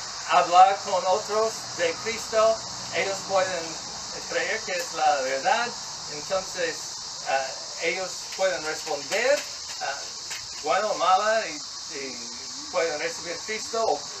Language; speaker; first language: Spanish; non-native, learner; English